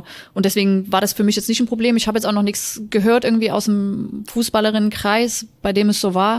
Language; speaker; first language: German; native; German